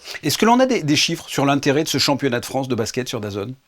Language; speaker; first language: French; native; French